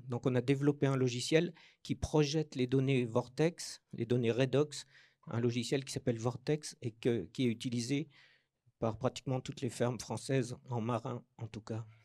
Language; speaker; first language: French; native; French